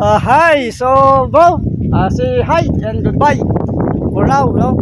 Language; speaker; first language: English; non-native, learner; Filipino